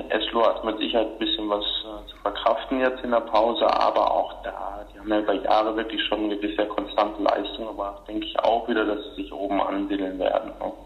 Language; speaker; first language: German; native; German